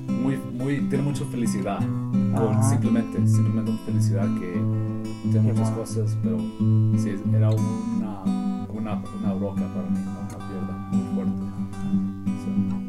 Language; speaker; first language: Spanish; early bilingual, heritage; Spanish